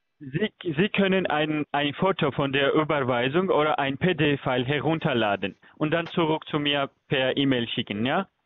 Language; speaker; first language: German; early bilingual, other home language; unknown